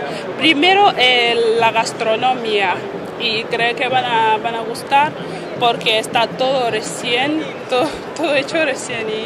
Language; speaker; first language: Spanish; non-native, fluent; Fula